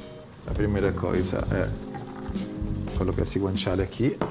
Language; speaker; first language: Portuguese; non-native, fluent; Italian